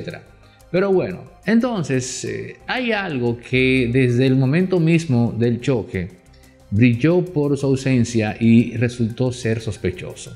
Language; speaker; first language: Spanish; native; Spanish